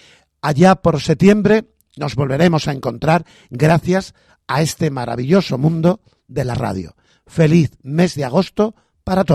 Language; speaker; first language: Spanish; native; Spanish